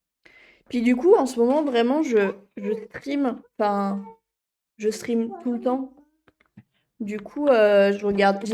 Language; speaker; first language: French; native; French